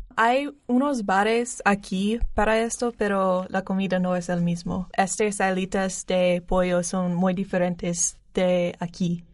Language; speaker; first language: Spanish; non-native, learner; English